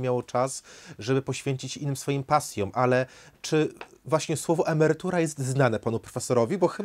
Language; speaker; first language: Polish; native; Polish